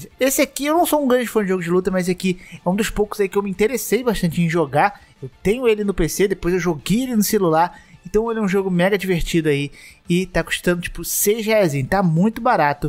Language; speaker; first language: Portuguese; native; Portuguese